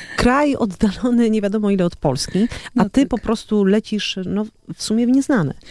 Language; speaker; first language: Polish; native; Polish